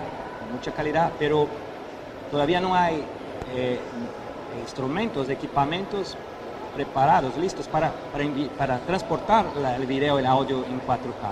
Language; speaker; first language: Spanish; non-native, fluent; Portuguese